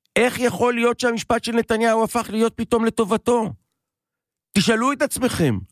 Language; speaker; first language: Hebrew; native; Hebrew